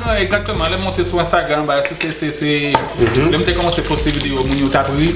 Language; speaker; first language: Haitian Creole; non-native, fluent; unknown